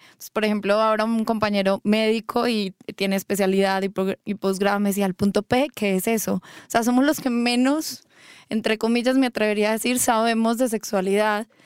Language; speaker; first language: Spanish; native; Spanish